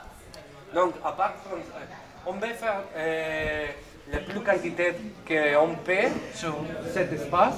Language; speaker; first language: French; non-native, learner; Spanish